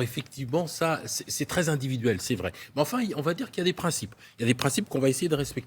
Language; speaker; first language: French; native; French